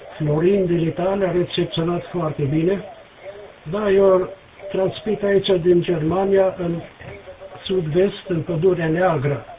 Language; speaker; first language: Romanian; native; Romanian